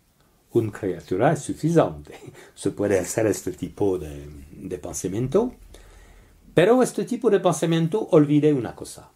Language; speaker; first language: Spanish; non-native, learner; French